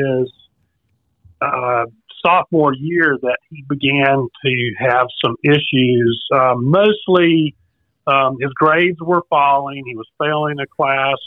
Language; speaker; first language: English; native; English